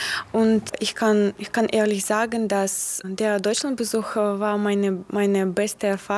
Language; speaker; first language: German; non-native, learner; Russian